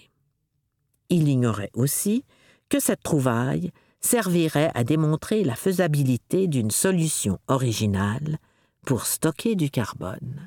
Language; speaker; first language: French; native; French